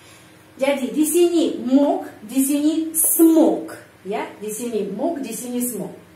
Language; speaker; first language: Indonesian; non-native, fluent; Russian